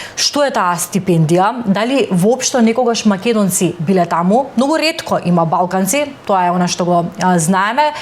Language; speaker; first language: Macedonian; native; Macedonian